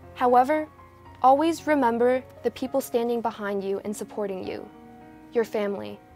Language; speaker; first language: English; early bilingual, other home language; Chinese